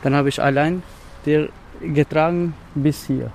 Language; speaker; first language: German; non-native, learner; Albanian